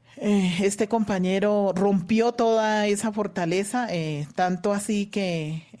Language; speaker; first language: Spanish; native; Spanish